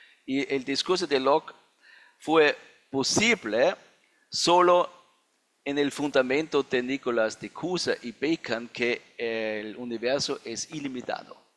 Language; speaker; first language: Spanish; non-native, fluent; German